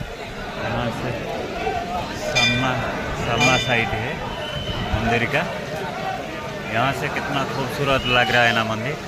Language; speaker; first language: Hindi; non-native, local second language; Odia